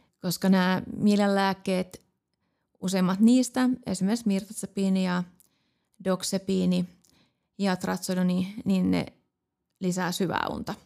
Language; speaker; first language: Finnish; native; Finnish